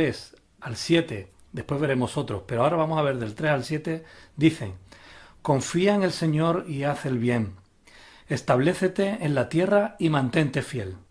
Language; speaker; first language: Spanish; native; Spanish